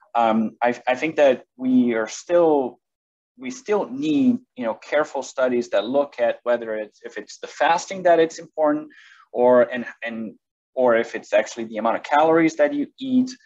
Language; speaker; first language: English; non-native, fluent; Portuguese